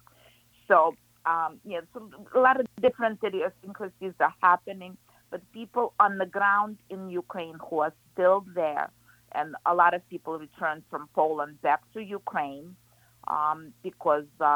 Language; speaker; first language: English; non-native, fluent; Ukrainian